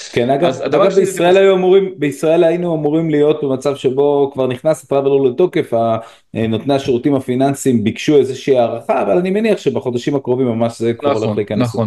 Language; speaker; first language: Hebrew; native; Hebrew